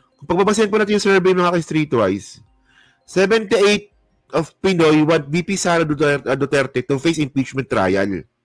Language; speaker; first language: Filipino; non-native, local second language; Hiligaynon